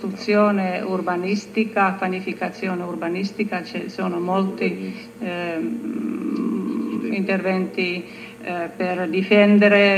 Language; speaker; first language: Italian; non-native, learner; Finnish